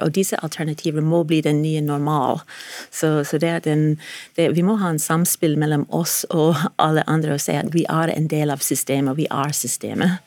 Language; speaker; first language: Norwegian; non-native, fluent; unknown